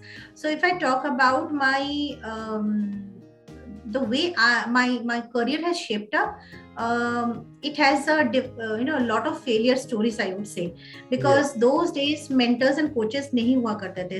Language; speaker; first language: English; non-native, local second language; Odia